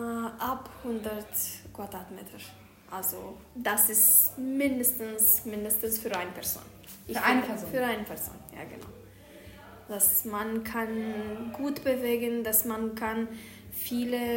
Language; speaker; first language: German; non-native, learner; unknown